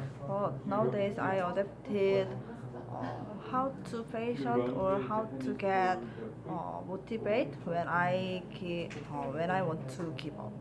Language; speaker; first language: English; non-native, learner; Korean